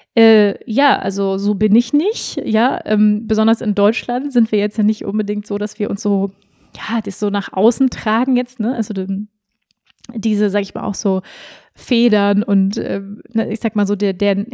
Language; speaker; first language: German; native; German